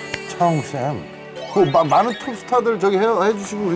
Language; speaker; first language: Korean; native; Korean